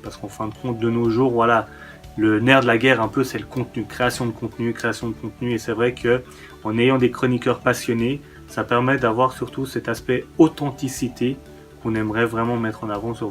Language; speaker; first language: French; early bilingual, other home language; Persian